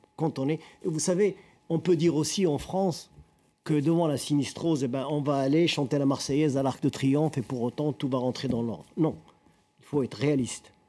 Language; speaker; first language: French; non-native, local second language; Arabic